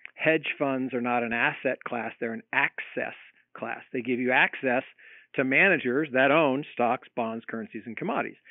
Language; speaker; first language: English; native; English